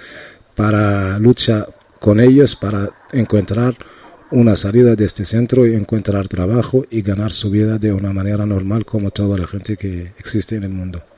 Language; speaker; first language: Spanish; non-native, learner; Arabic